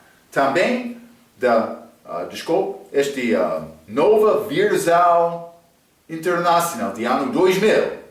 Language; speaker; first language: Portuguese; non-native, fluent; English